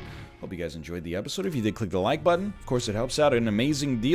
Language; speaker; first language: English; native; English